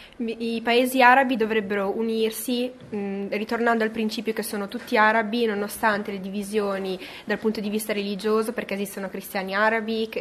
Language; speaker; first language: Italian; native; Italian